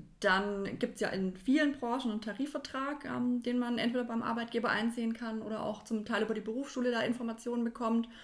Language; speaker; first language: German; native; German